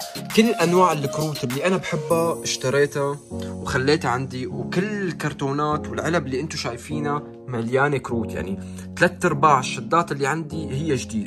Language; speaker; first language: Arabic; native; Arabic